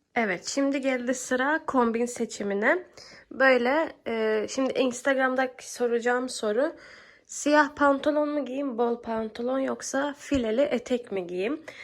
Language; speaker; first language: Turkish; early bilingual, heritage; Turkish